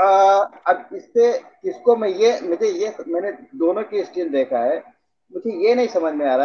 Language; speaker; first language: Hindi; native; Hindi